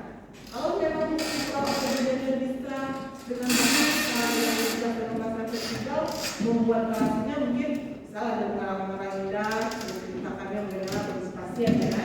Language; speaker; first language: Indonesian; native; Indonesian